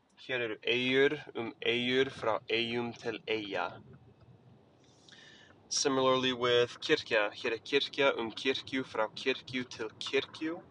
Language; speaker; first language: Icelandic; non-native, learner; English